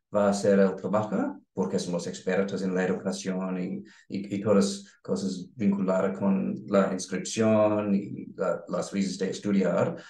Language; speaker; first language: Spanish; non-native, learner; English